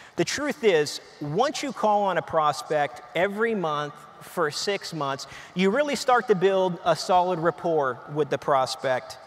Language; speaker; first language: English; native; English